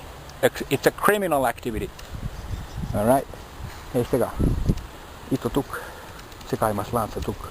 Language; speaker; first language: Bulgarian; non-native, learner; Finnish